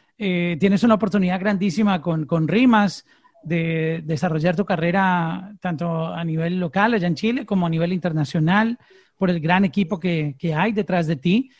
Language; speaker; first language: Spanish; native; Spanish